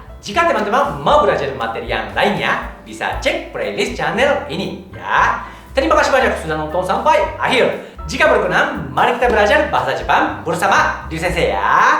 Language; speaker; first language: Indonesian; non-native, fluent; Japanese